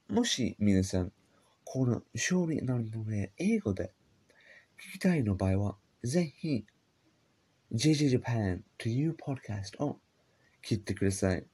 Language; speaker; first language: Japanese; non-native, learner; English